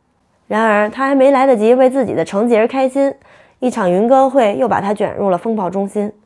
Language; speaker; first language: Chinese; native; Chinese